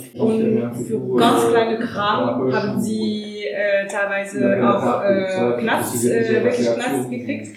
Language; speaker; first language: German; non-native, learner; French